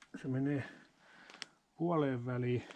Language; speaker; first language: Finnish; native; Finnish